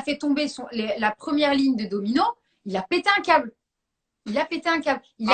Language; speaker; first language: French; native; French